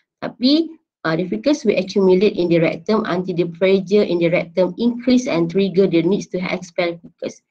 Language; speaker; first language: English; non-native, local second language; Malay